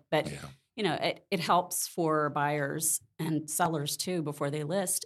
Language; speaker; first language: English; native; English